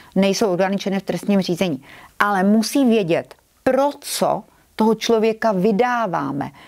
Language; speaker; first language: Czech; native; Czech